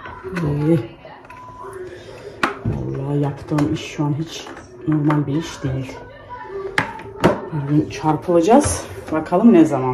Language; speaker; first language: Turkish; native; Turkish